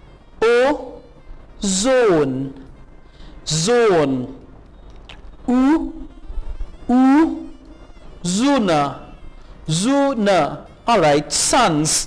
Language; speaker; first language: German; non-native, fluent; Urdu